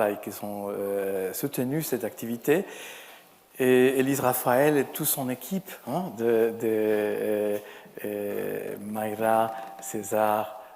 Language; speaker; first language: French; non-native, fluent; Spanish